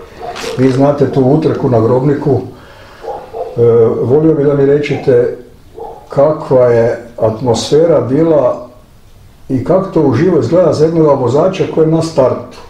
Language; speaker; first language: Croatian; native; Croatian